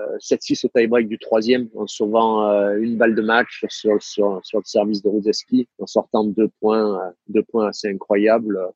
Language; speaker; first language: French; native; French